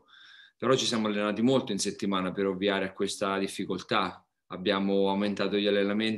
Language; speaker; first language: Italian; native; Italian